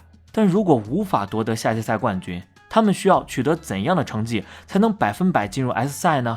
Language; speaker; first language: Chinese; native; Chinese